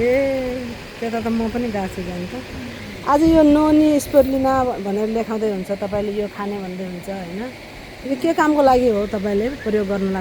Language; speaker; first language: Nepali; native; Nepali